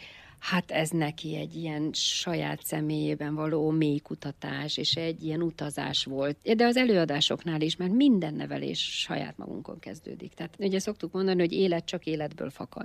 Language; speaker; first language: Hungarian; native; Hungarian